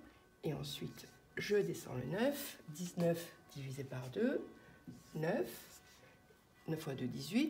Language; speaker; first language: French; native; French